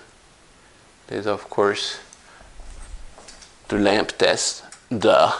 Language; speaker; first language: English; non-native, fluent; French